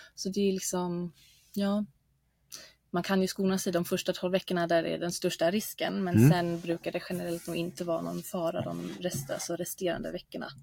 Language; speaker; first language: Swedish; non-native, fluent; German